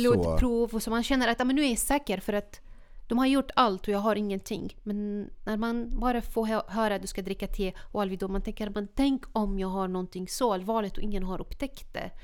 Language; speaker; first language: Swedish; non-native, fluent; Arabic